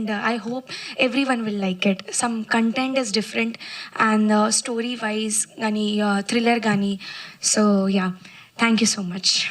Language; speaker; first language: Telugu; non-native, learner; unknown